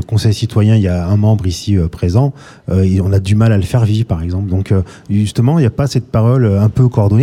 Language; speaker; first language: French; native; French